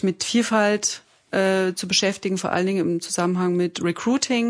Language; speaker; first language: German; native; German